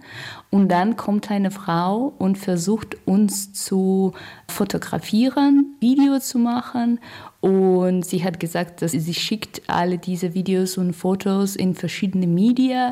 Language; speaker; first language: German; non-native, learner; Russian